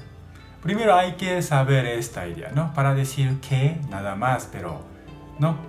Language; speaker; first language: Spanish; non-native, learner; Japanese